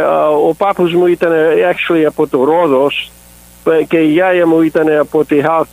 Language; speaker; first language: Greek; early bilingual, heritage; English